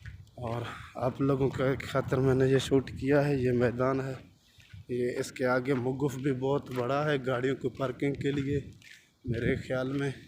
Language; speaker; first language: Hindi; non-native, local second language; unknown